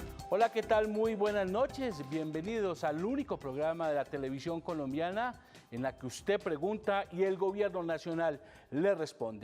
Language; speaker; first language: Spanish; native; Spanish